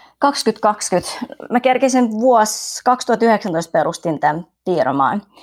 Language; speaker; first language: Finnish; early bilingual, other home language; Vietnamese